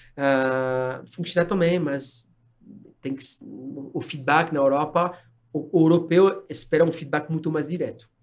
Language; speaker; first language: Portuguese; non-native, fluent; French